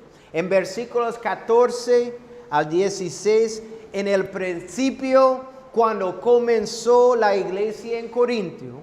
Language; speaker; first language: Spanish; non-native, fluent; English